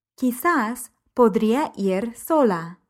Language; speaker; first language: Spanish; non-native, fluent; English